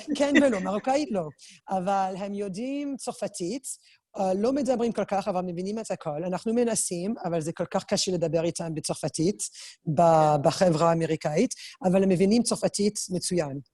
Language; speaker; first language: Hebrew; non-native, fluent; French